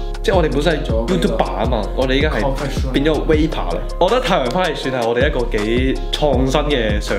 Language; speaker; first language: Chinese; native; Chinese